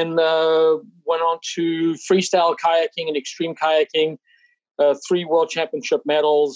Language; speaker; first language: English; native; English